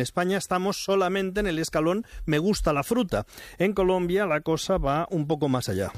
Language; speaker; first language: Spanish; native; Spanish